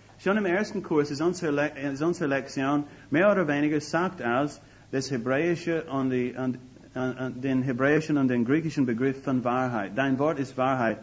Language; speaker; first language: German; non-native, fluent; English